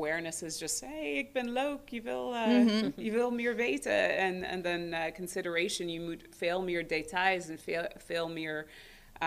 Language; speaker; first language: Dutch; non-native, fluent; English